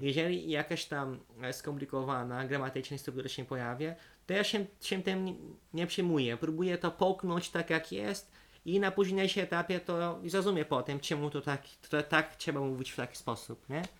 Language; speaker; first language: Polish; non-native, fluent; Portuguese